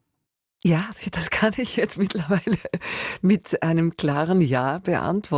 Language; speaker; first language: German; native; German